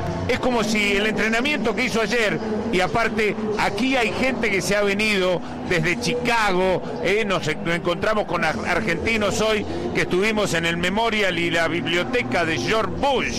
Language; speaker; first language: Spanish; native; Spanish